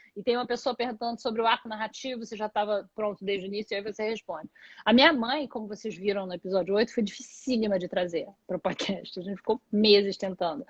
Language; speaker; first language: Portuguese; native; Portuguese